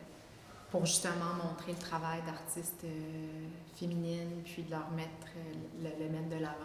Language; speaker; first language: French; native; French